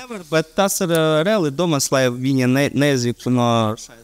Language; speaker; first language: Latvian; non-native, local second language; Russian